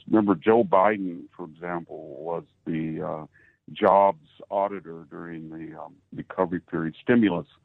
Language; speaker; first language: English; native; English